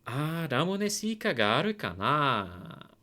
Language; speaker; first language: Japanese; non-native, learner; English